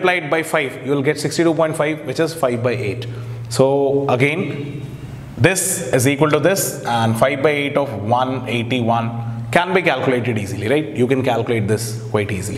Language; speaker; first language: English; non-native, local second language; Hindi